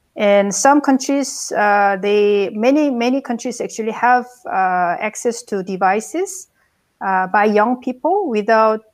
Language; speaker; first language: English; non-native, fluent; Korean